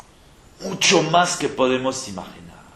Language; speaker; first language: Spanish; non-native, fluent; French